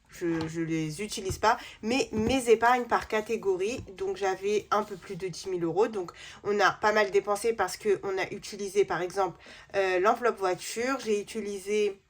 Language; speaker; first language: French; native; French